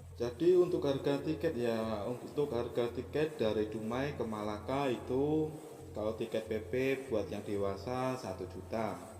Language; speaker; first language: Indonesian; native; Indonesian